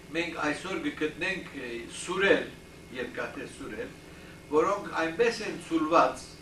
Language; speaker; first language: Armenian; early bilingual, heritage; Armenian